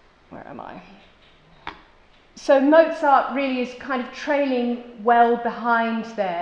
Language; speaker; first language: English; native; English